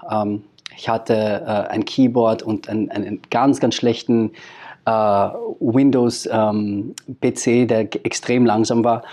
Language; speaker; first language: German; early bilingual, other home language; Filipino